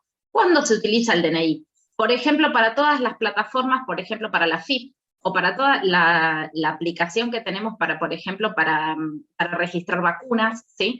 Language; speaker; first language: Spanish; native; Spanish